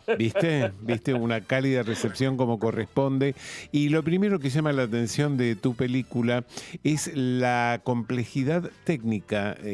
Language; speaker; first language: Spanish; native; Spanish